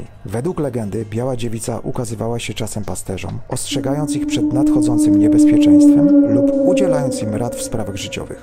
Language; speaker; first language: Polish; native; Polish